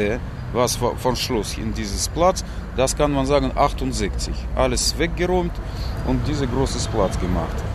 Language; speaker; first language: German; non-native, learner; Russian